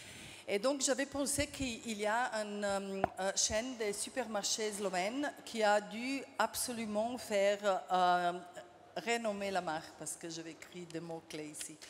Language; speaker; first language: French; non-native, fluent; Slovenian